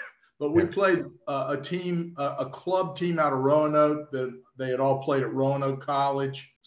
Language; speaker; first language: English; native; English